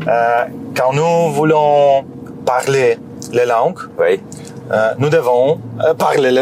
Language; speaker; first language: French; non-native, learner; Polish